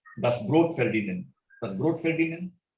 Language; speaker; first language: German; non-native, fluent; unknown